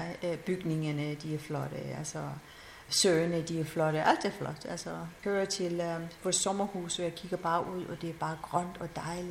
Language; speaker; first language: Danish; non-native, fluent; Persian